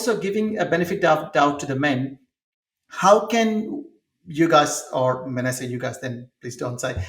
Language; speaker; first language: English; non-native, local second language; Telugu